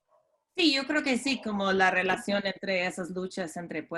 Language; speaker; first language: Spanish; non-native, fluent; English